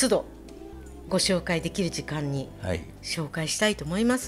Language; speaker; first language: Japanese; native; Japanese